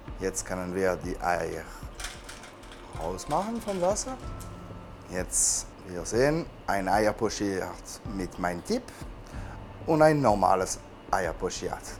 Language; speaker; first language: German; non-native, learner; French